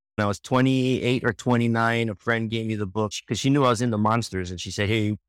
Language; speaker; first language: English; native; English